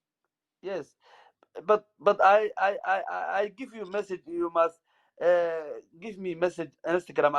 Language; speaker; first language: English; non-native, local second language; Somali